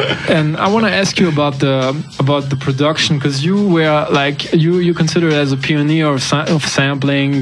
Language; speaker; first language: English; non-native, fluent; French